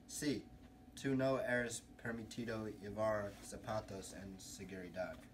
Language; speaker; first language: Spanish; non-native, learner; English